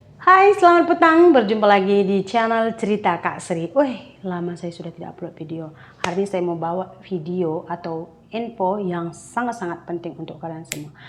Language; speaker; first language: Indonesian; native; Indonesian